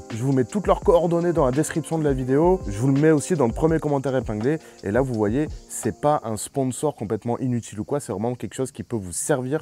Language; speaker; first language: French; native; French